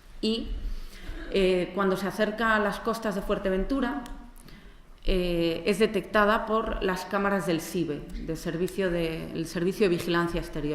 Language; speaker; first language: Spanish; native; Spanish